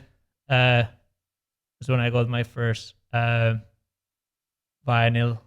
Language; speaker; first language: English; non-native, fluent; Spanish